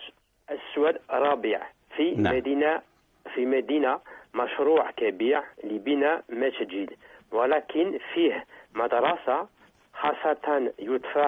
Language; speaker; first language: Arabic; non-native, learner; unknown